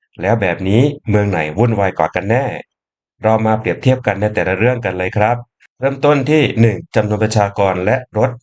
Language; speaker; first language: Thai; native; Thai